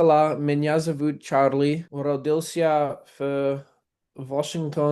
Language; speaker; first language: Russian; non-native, learner; English